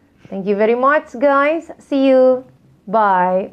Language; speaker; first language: English; non-native, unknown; Indonesian